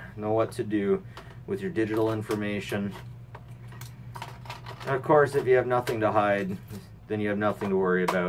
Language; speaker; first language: English; native; English